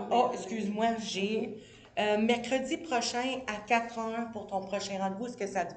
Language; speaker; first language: French; native; French